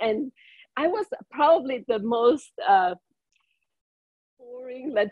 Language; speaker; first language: English; non-native, fluent; German